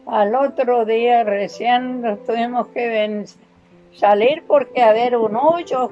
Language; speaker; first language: Spanish; native; Spanish